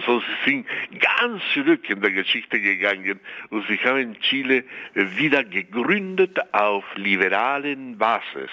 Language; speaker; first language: German; non-native, fluent; Spanish